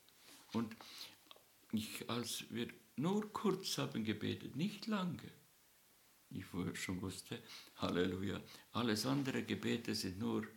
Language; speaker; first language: German; non-native, learner; Estonian